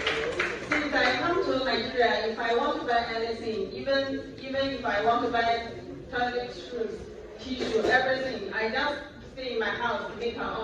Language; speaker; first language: English; non-native, learner; Chinese